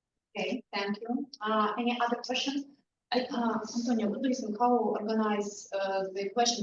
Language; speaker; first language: English; non-native, learner; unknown